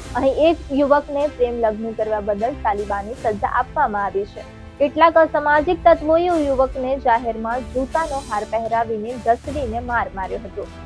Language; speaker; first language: Gujarati; native; Gujarati